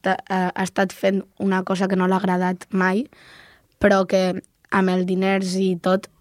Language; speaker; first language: Catalan; non-native, local second language; Spanish